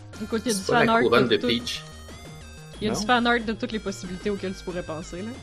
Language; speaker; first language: French; native; French